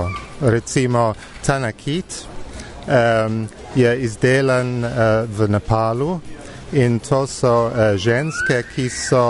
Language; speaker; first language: Slovenian; non-native, fluent; English